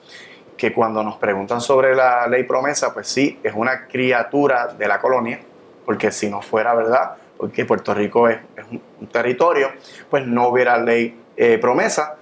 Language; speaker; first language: Spanish; native; Spanish